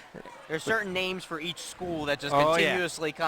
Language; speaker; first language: English; native; English